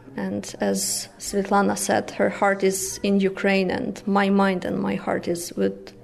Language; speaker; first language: English; non-native, fluent; Ukrainian